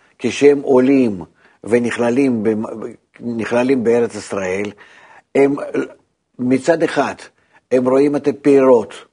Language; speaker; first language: Hebrew; non-native, fluent; Russian